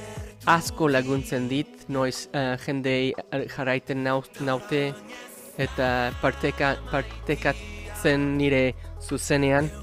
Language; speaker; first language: Basque; non-native, learner; English